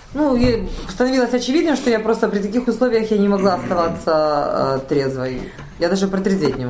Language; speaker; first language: Russian; native; Russian